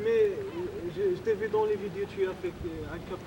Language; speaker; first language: French; non-native, learner; Arabic